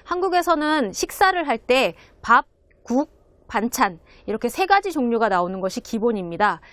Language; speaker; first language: Korean; native; Korean